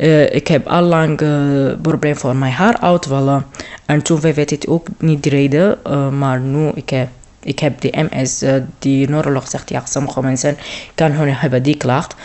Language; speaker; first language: Dutch; non-native, learner; Arabic